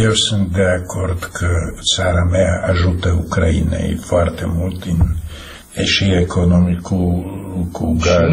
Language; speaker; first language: Romanian; non-native, learner; Slovak